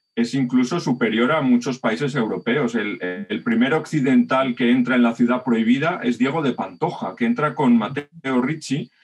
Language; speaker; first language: Spanish; native; Spanish